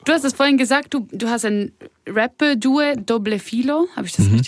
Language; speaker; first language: German; native; German